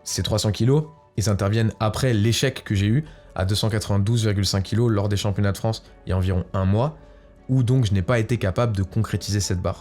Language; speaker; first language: French; native; French